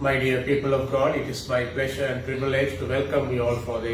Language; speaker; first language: English; non-native, local second language; Tamil